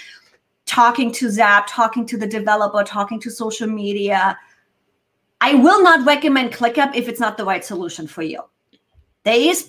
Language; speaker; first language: English; non-native, fluent; German